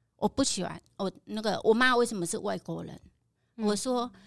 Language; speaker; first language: Chinese; non-native, fluent; Khmer